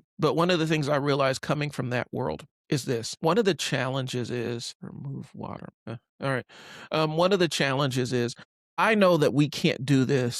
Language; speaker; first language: English; native; English